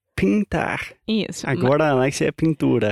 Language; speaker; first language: Portuguese; non-native, learner; English